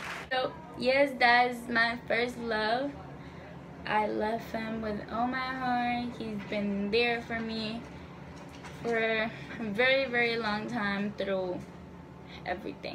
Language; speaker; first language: English; early bilingual, other home language; Spanish